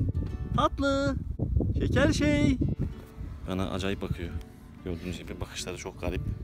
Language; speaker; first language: Turkish; native; Turkish